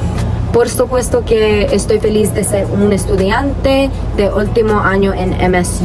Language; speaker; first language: Spanish; early bilingual, heritage; English